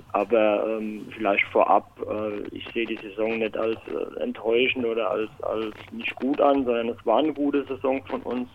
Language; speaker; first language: German; native; German